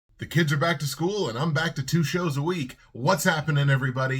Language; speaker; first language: English; native; English